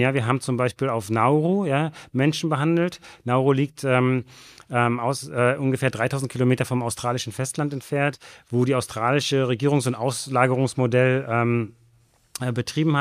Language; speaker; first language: German; native; German